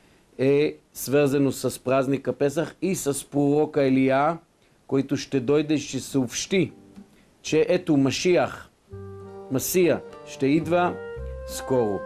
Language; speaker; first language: Bulgarian; non-native, fluent; Hebrew